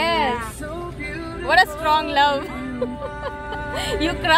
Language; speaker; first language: English; non-native, fluent; Urdu